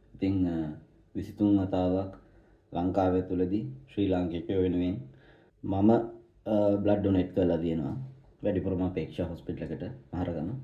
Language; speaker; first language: Sinhala; native; Sinhala